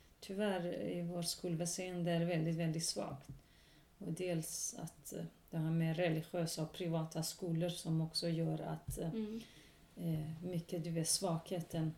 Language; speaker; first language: Swedish; non-native, local second language; Kurdish